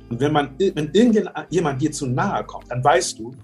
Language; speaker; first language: German; native; German